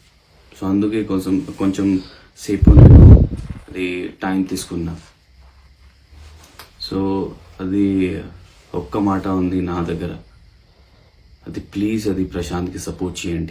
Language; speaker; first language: Telugu; non-native, learner; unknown